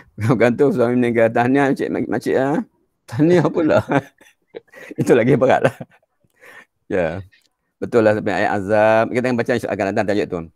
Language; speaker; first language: Malay; native; Malay